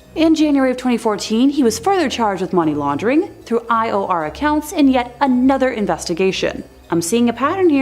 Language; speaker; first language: English; native; English